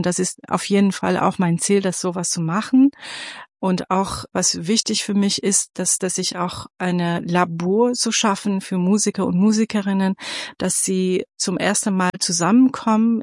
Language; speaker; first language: German; non-native, fluent; Persian